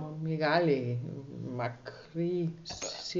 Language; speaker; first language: Greek; non-native, learner; German